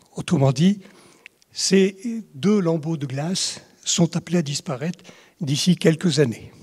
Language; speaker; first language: French; native; French